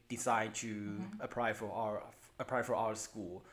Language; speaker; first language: English; non-native, learner; Chinese